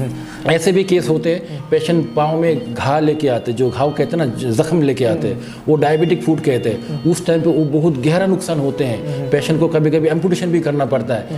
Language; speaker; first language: Hindi; non-native, fluent; Bangla